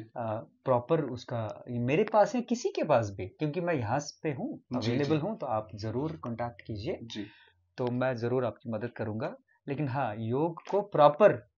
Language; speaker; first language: Hindi; non-native, local second language; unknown